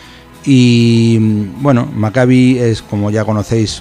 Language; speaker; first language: Spanish; native; Spanish